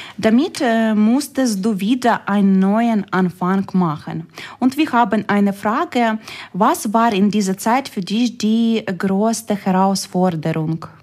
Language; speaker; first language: German; non-native, fluent; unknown